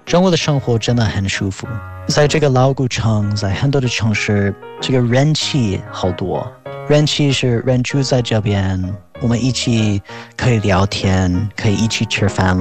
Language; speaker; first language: Chinese; non-native, fluent; English